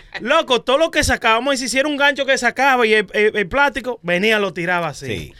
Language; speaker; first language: Spanish; native; Spanish